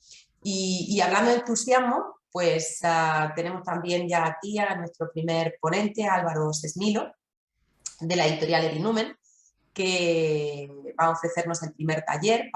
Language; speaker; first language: Spanish; native; Spanish